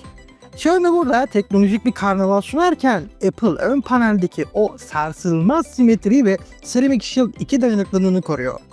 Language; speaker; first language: Turkish; native; Turkish